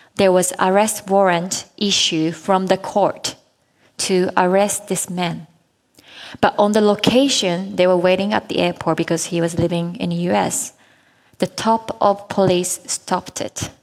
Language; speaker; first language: English; non-native, fluent; Japanese